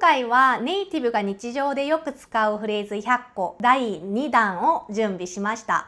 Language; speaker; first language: Japanese; non-native, fluent; Korean